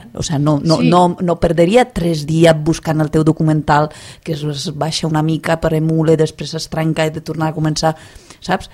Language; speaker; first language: Catalan; non-native, fluent; Italian